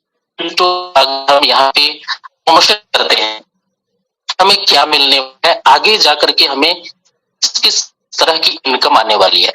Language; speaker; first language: Hindi; native; Hindi